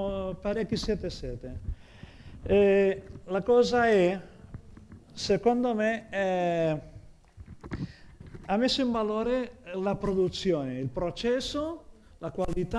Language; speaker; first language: Italian; non-native, fluent; Catalan